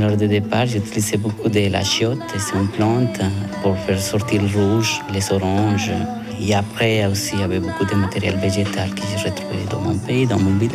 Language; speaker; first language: French; non-native, learner; Spanish